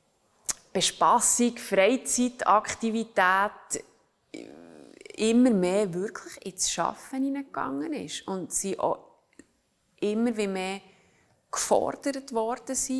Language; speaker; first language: German; native; German